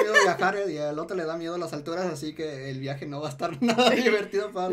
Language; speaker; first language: Spanish; native; Spanish